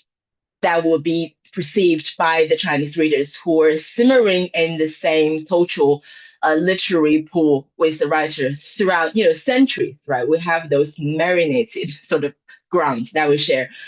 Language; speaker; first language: English; non-native, fluent; Chinese